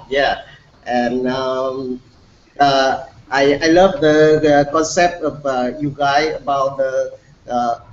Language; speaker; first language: English; non-native, learner; Vietnamese